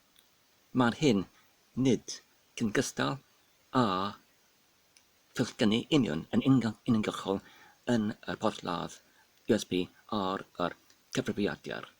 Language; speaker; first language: Welsh; non-native, fluent; English